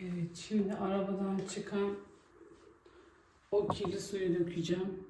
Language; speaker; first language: Turkish; native; Turkish